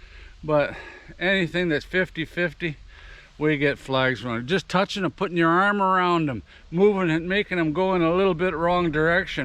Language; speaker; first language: English; native; English